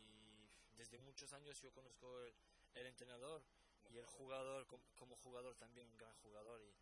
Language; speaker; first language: Spanish; non-native, fluent; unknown